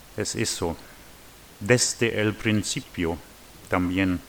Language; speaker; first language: Spanish; non-native, learner; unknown